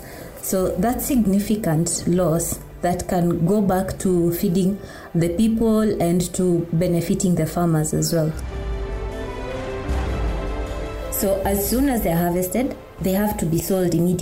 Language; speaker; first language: English; non-native, local second language; Kikuyu